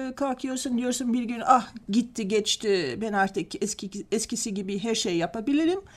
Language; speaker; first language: Turkish; non-native, fluent; Dutch